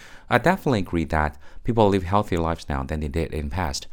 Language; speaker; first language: English; non-native, fluent; Chinese